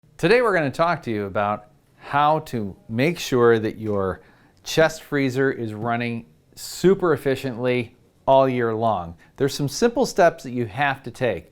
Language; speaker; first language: English; native; English